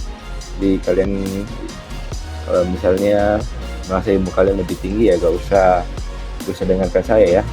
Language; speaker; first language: Indonesian; native; Indonesian